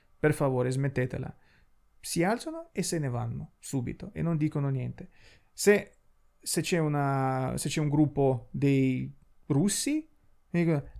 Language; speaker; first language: Italian; non-native, fluent; Russian